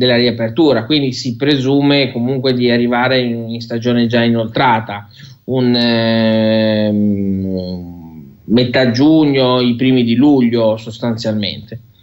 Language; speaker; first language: Italian; native; Italian